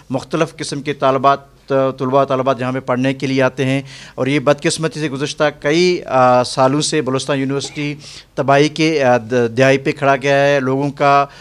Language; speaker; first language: Urdu; non-native, local second language; Baluchi